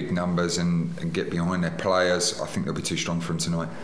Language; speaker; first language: English; native; English